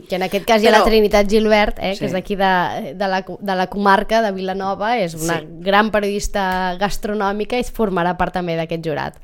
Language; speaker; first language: Catalan; native; Catalan